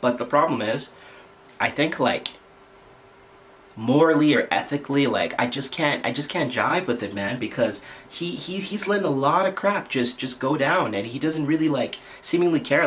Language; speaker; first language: English; native; English